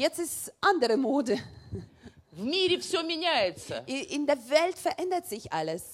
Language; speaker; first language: German; non-native, learner; Russian